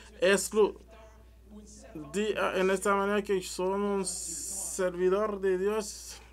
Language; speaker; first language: Spanish; non-native, learner; French